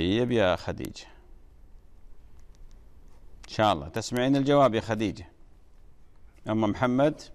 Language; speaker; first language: Arabic; native; Arabic